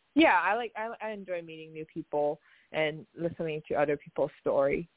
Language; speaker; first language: English; non-native, fluent; Chinese